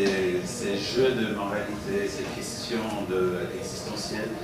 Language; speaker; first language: French; non-native, fluent; English